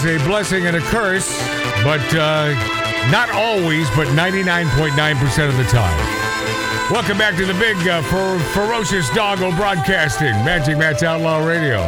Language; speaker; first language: English; native; English